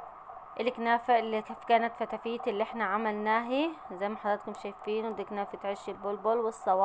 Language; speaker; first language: Arabic; native; Arabic